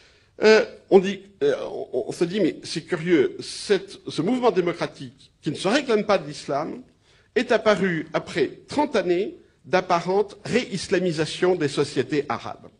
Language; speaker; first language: French; native; French